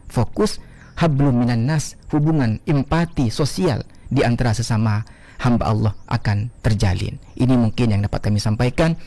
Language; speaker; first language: Indonesian; non-native, local second language; Madurese